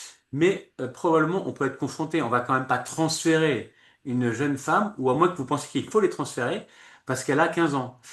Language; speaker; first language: French; native; French